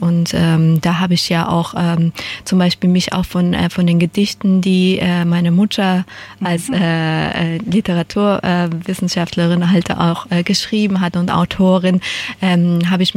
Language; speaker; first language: German; non-native, fluent; Persian